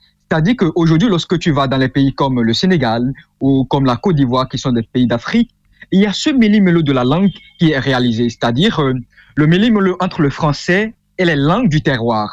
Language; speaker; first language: French; non-native, local second language; Fon